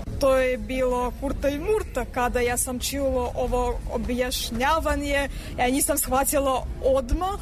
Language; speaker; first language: Serbian; non-native, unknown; Russian